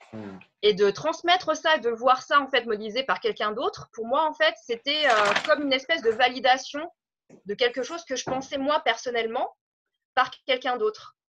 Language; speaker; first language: French; native; French